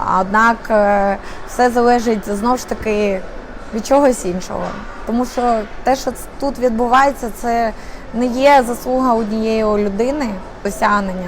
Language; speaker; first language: Ukrainian; native; Ukrainian